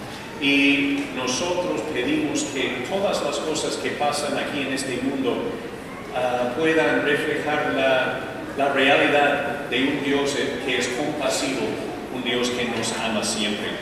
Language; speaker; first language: Spanish; non-native, fluent; English